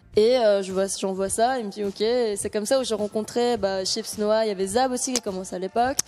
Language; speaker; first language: French; early bilingual, other home language; Korean